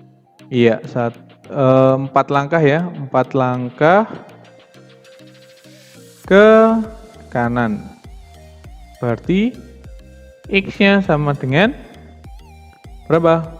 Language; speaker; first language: Indonesian; native; Indonesian